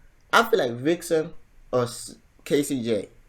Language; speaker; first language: English; native; English